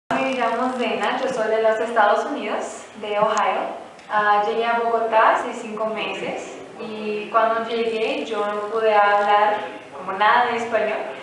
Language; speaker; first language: Spanish; non-native, learner; English